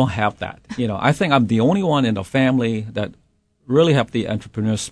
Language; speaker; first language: English; non-native, local second language; Cantonese